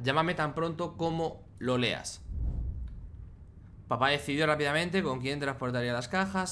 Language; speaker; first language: Spanish; native; Spanish